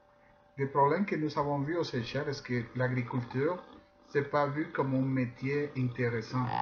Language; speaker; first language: French; non-native, fluent; Spanish